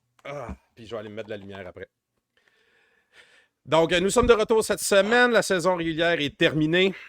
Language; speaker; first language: French; native; French